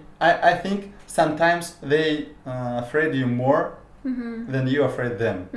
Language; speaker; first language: English; non-native, learner; Russian